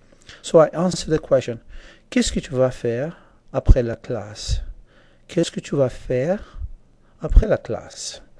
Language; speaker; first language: French; non-native, fluent; English